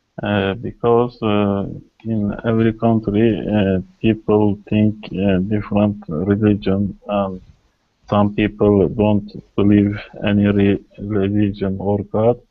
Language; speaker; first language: English; non-native, learner; Kurdish